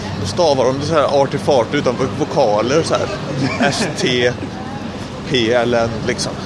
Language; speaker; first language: Swedish; native; Swedish